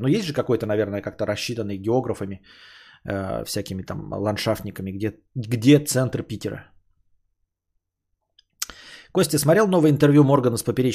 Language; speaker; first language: Russian; native; Russian